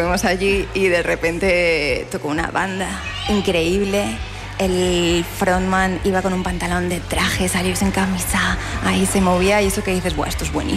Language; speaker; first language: Spanish; native; Spanish